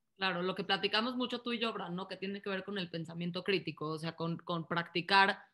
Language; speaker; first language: Spanish; native; Spanish